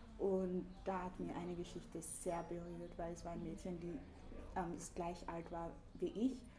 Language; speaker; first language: German; early bilingual, other home language; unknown